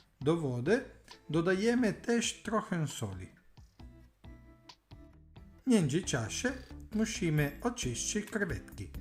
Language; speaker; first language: Polish; non-native, learner; Italian